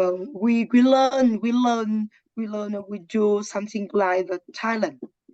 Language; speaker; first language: English; non-native, learner; Vietnamese